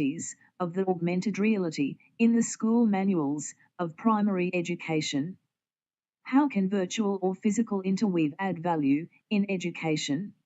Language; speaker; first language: English; non-native, fluent; Portuguese